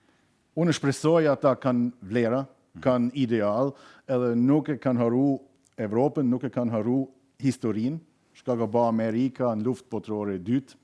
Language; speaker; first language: Albanian; non-native, learner; German